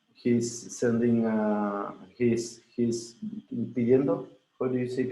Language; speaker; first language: English; non-native, learner; Spanish